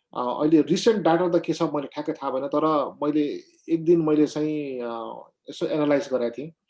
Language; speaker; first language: Nepali; native; Nepali